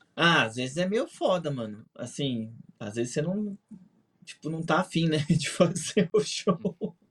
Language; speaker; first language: Portuguese; native; Portuguese